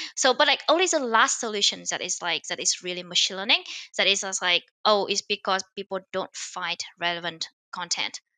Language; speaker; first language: English; non-native, fluent; Vietnamese